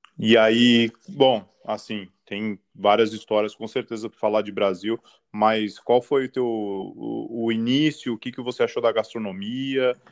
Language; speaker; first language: Portuguese; native; Portuguese